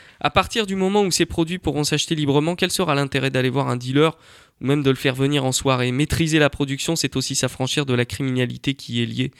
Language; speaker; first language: French; native; French